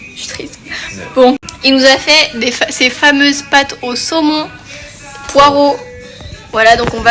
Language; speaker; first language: French; native; French